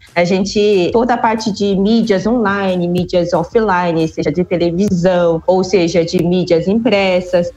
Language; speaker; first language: Portuguese; non-native, fluent; Korean